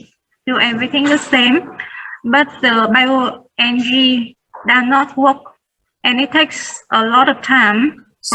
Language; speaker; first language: English; non-native, learner; Vietnamese